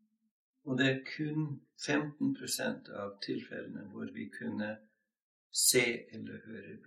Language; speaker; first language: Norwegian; non-native, fluent; English